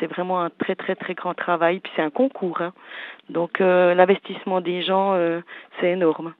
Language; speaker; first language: French; early bilingual, other home language; Portuguese